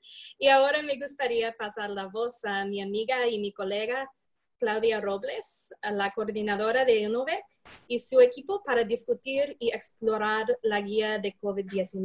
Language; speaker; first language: Spanish; non-native, fluent; English